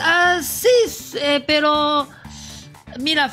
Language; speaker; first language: Spanish; non-native, learner; Chinese